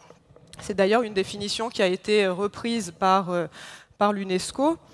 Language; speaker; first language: French; non-native, local second language; Haitian Creole